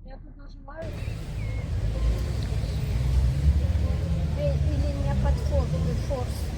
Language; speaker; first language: French; non-native, learner; Russian